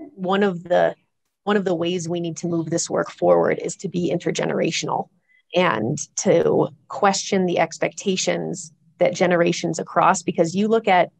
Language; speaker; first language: English; native; English